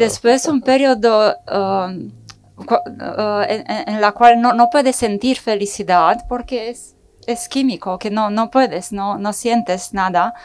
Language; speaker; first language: Spanish; non-native, fluent; Romanian